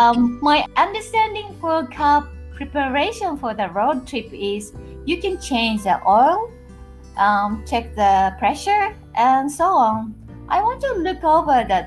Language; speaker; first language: English; non-native, fluent; Japanese